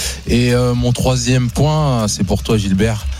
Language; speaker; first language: French; native; French